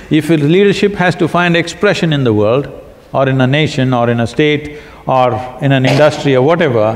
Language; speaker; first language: English; non-native, local second language; Kannada